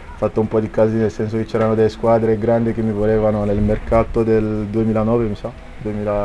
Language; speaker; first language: Italian; non-native, fluent; French